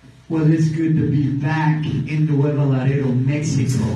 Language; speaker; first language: English; native; English